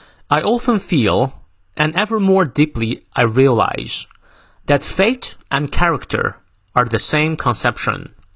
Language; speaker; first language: English; non-native, fluent; Chinese